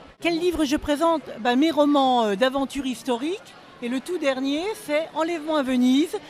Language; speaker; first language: French; native; French